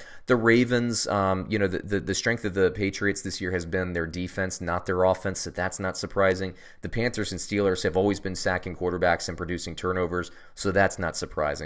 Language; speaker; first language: English; native; English